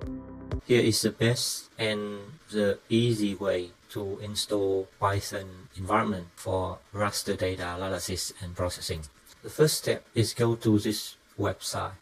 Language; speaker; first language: English; non-native, fluent; Vietnamese